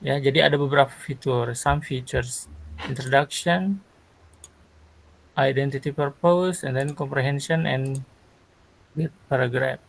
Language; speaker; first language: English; non-native, learner; Sundanese